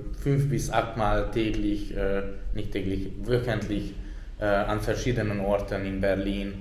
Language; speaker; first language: German; non-native, fluent; Hungarian